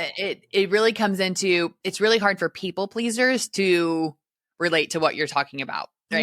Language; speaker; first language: English; native; English